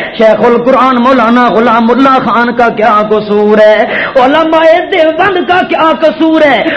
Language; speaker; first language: Urdu; non-native, local second language; Punjabi